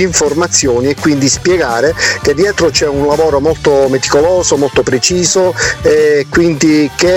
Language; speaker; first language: Italian; native; Italian